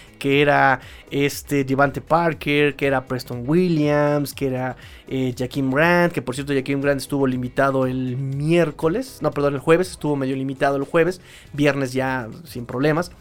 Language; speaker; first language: Spanish; native; Spanish